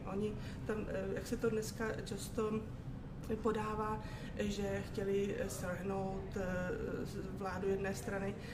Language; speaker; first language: Czech; native; Czech